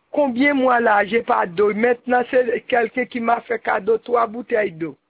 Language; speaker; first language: French; non-native, local second language; Haitian Creole